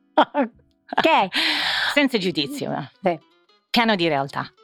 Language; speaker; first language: Italian; non-native, fluent; English